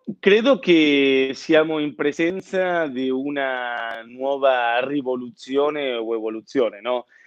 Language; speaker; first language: Italian; non-native, fluent; Spanish